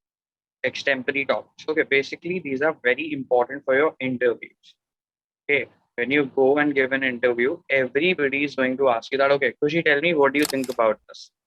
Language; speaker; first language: English; non-native, local second language; Hindi